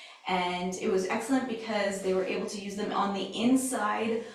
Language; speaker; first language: English; native; English